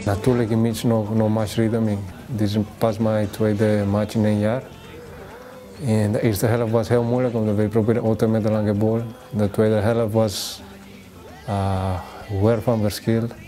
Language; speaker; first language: Dutch; early bilingual, other home language; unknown